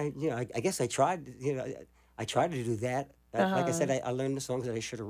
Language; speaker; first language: English; native; English